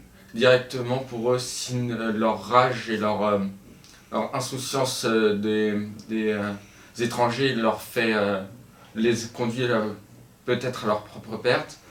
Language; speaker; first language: French; native; French